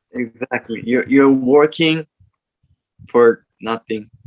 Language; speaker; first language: English; non-native, learner; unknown